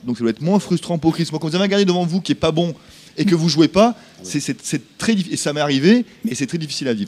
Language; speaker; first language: French; native; French